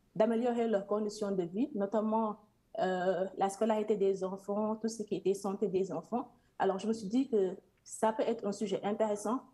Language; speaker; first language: French; non-native, local second language; Serer